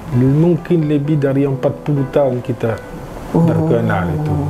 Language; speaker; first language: Indonesian; non-native, learner; French